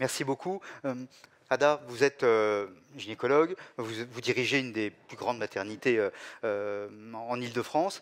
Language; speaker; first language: French; native; French